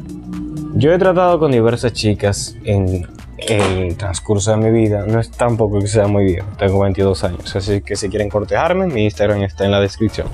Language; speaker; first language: Spanish; native; Spanish